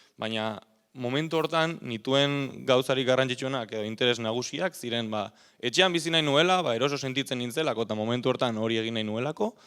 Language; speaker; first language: Basque; native; Basque